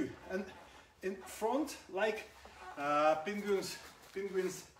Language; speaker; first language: English; non-native, learner; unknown